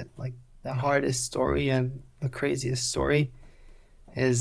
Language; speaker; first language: English; non-native, fluent; Hebrew